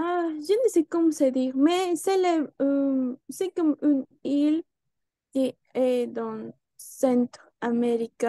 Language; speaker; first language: French; non-native, learner; Spanish